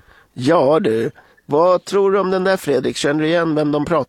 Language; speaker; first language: Swedish; native; Swedish